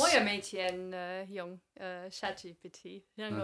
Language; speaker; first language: Chinese; non-native, fluent; English